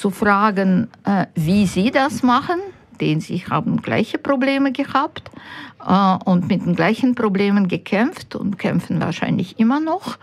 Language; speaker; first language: German; non-native, fluent; Ukrainian